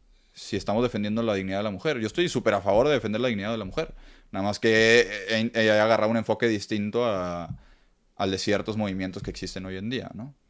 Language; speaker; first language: Spanish; native; Spanish